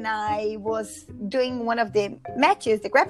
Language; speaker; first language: English; non-native, fluent; Portuguese